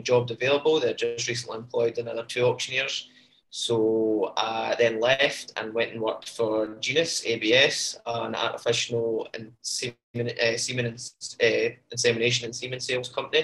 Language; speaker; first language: English; native; English